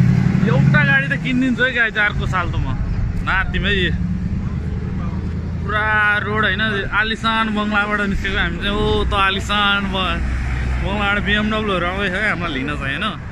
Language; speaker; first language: Nepali; non-native, local second language; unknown